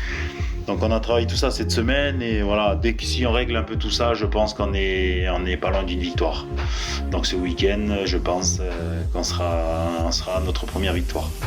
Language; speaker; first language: French; native; French